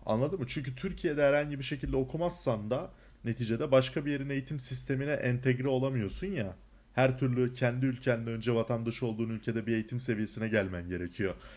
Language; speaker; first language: Turkish; native; Turkish